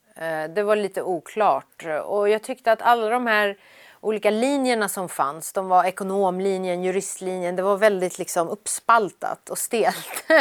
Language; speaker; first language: Swedish; early bilingual, other home language; Persian